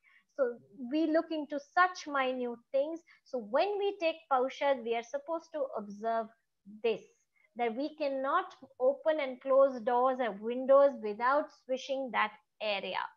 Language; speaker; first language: English; non-native, local second language; Gujarati